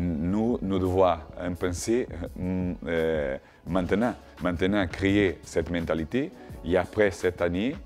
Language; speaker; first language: French; non-native, learner; Portuguese